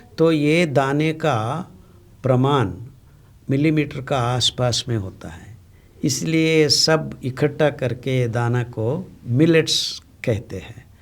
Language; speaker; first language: Hindi; non-native, local second language; Telugu